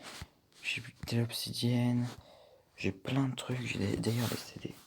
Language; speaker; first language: French; native; French